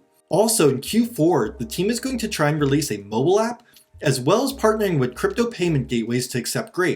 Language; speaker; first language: English; native; English